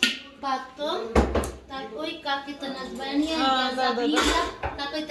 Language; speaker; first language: Russian; non-native, learner; Bangla